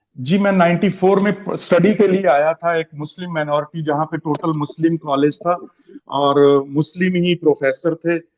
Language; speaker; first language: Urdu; non-native, local second language; Punjabi